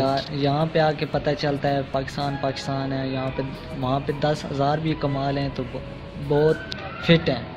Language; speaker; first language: Urdu; non-native, local second language; Punjabi